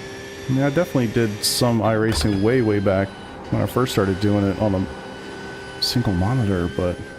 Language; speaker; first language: English; native; English